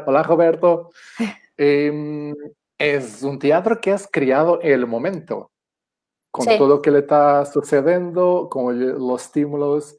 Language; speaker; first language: Spanish; non-native, fluent; Portuguese